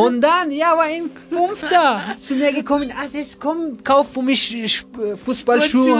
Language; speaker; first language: German; non-native, learner; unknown